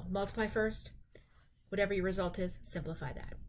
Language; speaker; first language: English; native; English